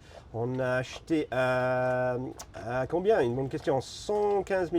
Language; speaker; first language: French; non-native, fluent; English